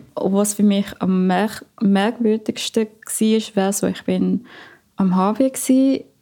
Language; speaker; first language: German; non-native, fluent; Filipino